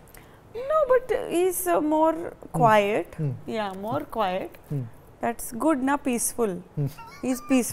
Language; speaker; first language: Telugu; non-native, fluent; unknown